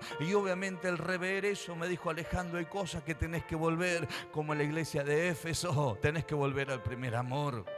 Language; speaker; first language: Spanish; native; Spanish